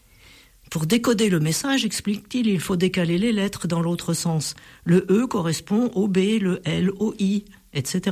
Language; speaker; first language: French; native; French